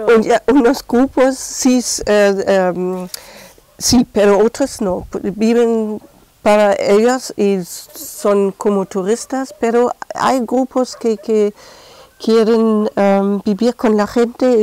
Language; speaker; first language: Spanish; non-native, fluent; German